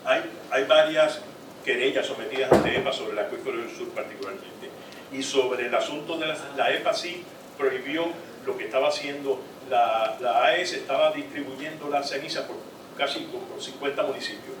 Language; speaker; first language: Spanish; native; Spanish